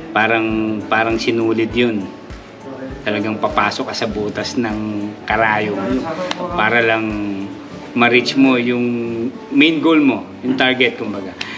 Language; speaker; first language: Filipino; native; Filipino